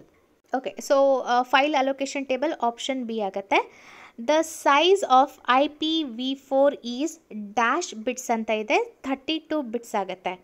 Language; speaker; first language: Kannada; native; Kannada